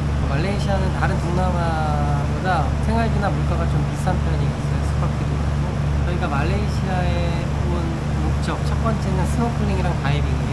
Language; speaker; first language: Korean; native; Korean